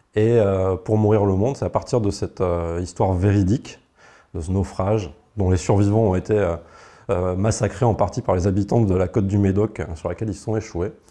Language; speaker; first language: French; native; French